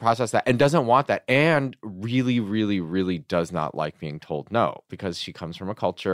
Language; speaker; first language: English; native; English